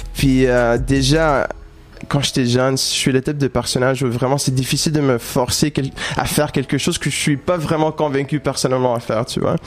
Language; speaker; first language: French; non-native, local second language; English